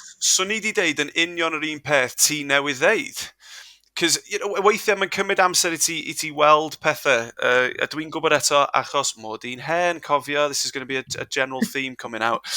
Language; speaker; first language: Welsh; non-native, local second language; English